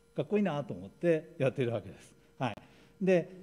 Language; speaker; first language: Japanese; native; Japanese